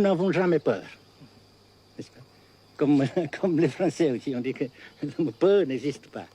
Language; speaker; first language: French; non-native, local second language; Vietnamese